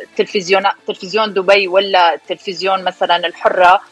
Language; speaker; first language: Arabic; native; Arabic